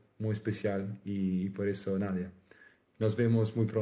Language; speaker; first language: Spanish; non-native, learner; Italian